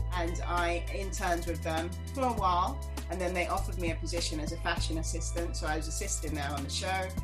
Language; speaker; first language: English; native; English